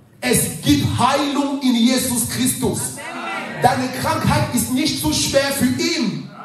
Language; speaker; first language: German; non-native, fluent; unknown